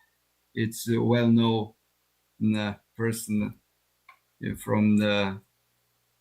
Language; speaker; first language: English; non-native, learner; Bulgarian